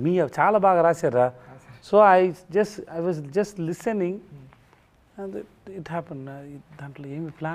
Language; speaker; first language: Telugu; non-native, learner; Tamil